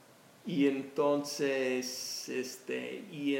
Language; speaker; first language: Spanish; non-native, fluent; English